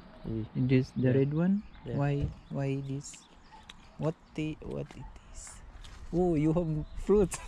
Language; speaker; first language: English; non-native, learner; Filipino